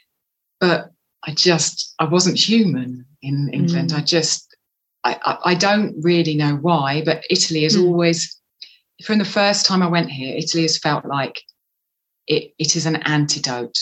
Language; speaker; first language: English; native; English